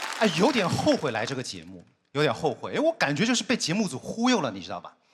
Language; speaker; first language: Chinese; native; Chinese